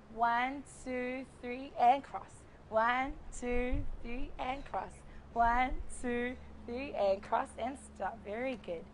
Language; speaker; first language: English; native; English